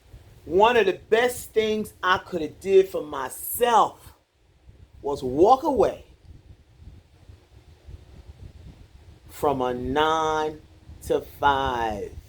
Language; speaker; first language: English; native; English